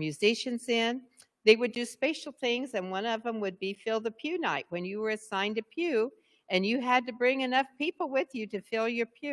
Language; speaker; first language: English; native; English